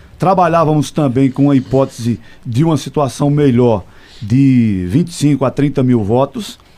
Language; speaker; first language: Portuguese; native; Portuguese